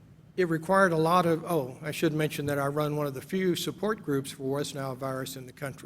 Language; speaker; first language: English; native; English